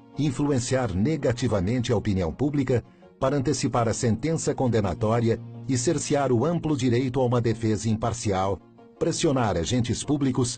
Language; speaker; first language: Portuguese; native; Portuguese